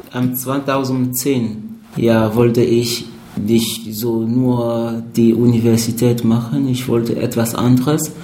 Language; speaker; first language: German; non-native, fluent; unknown